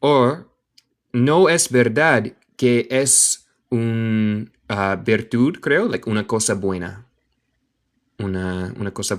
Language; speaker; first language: Spanish; non-native, learner; English